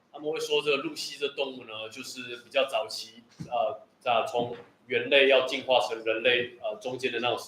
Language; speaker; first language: Chinese; native; Chinese